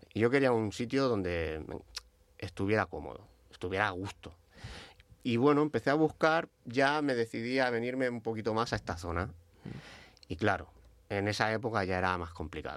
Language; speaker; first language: Spanish; native; Spanish